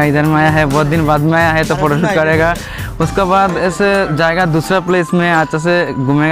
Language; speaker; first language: Hindi; non-native, local second language; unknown